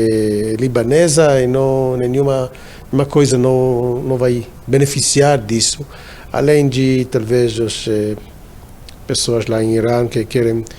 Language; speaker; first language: Portuguese; non-native, fluent; Hebrew